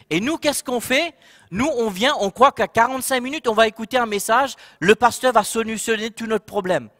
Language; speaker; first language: French; non-native, local second language; Morisyen